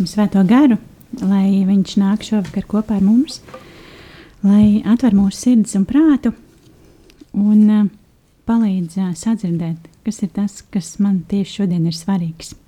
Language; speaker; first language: Latvian; native; Latvian